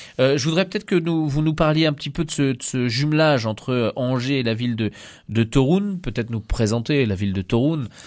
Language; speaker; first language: French; native; French